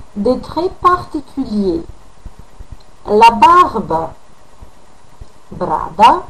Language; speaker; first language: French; non-native, fluent; Macedonian